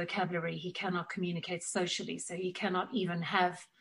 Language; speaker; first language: English; native; English